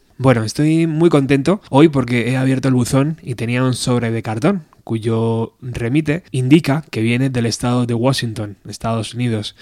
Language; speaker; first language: Spanish; native; Spanish